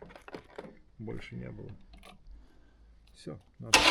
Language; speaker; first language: Russian; non-native, learner; Lithuanian